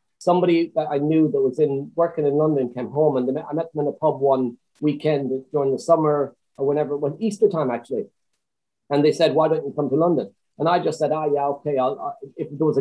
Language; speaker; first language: English; native; English